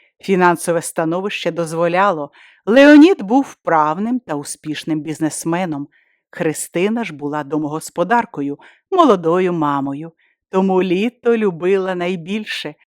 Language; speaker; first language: Ukrainian; native; Ukrainian